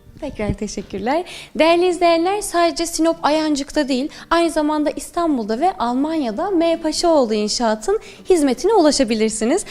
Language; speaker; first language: Turkish; native; Turkish